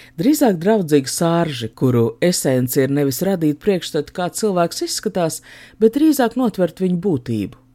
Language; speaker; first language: Latvian; native; Latvian